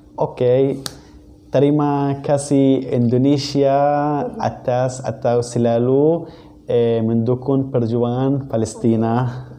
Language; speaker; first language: Indonesian; non-native, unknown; Arabic